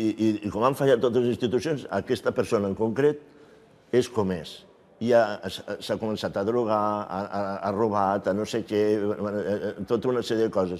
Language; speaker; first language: Catalan; native; Catalan